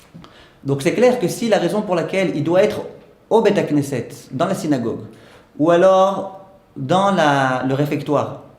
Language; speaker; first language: French; native; French